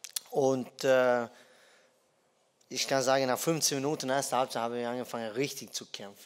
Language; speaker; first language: German; non-native, fluent; Dutch